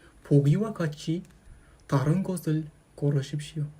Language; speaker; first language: Korean; non-native, fluent; Kazakh